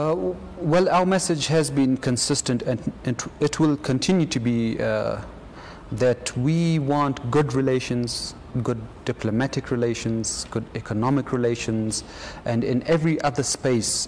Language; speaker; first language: English; non-native, fluent; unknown